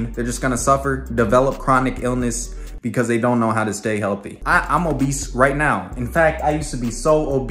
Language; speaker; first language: English; native; English